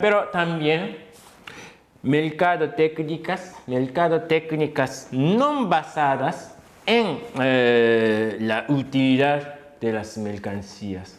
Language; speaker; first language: Spanish; non-native, fluent; Japanese